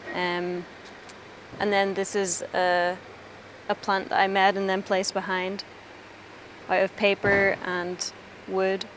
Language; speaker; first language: English; native; English